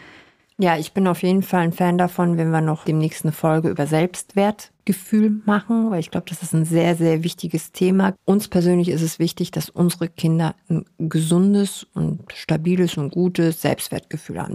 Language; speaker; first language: German; native; German